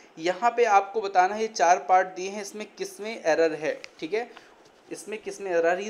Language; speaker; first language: Hindi; native; Hindi